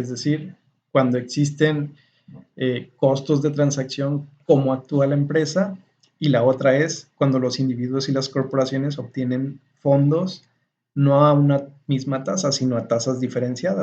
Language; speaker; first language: Spanish; native; Spanish